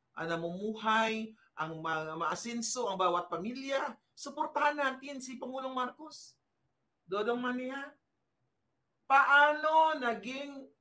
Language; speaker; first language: Filipino; non-native, local second language; Cebuano